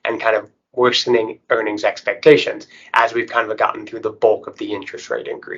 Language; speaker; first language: English; native; English